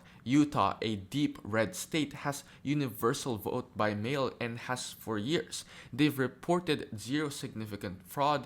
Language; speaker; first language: English; native; English